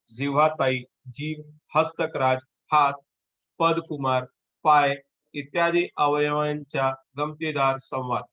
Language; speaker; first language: Hindi; non-native, local second language; Marathi